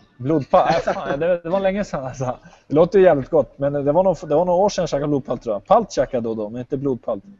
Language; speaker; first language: Swedish; native; Swedish